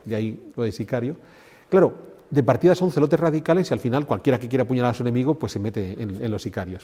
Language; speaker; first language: Spanish; native; Spanish